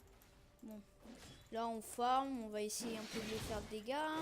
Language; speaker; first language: French; native; French